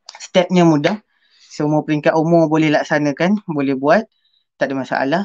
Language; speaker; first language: Malay; native; Malay